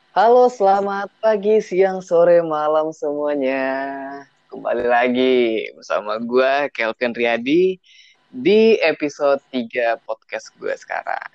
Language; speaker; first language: Indonesian; native; Indonesian